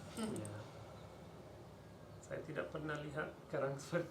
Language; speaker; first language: Indonesian; non-native, fluent; English